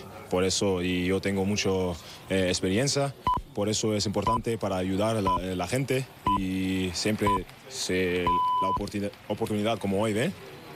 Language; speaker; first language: Spanish; non-native, learner; German